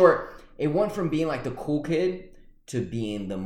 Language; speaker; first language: English; early bilingual, other home language; Spanish